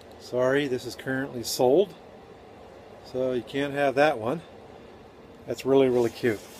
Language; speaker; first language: English; native; English